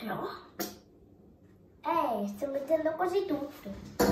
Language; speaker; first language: Italian; early bilingual, heritage; Italian